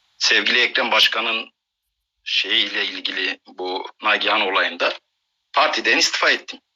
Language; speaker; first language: Turkish; non-native, local second language; Kurdish